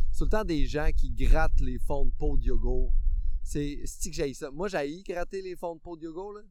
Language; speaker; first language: French; native; French